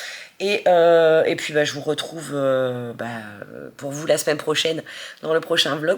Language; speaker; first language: French; native; French